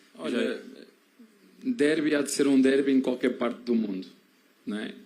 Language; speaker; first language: Portuguese; native; Portuguese